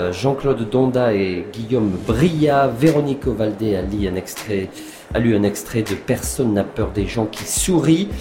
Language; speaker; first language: French; native; French